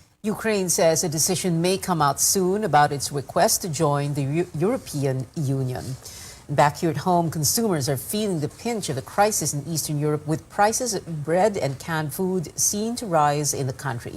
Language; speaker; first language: English; non-native, local second language; Filipino